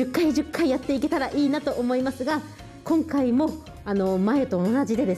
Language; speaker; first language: Japanese; native; Japanese